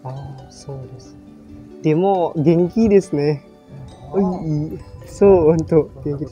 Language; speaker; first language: Japanese; non-native, learner; Indonesian